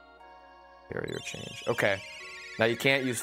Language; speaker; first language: English; native; English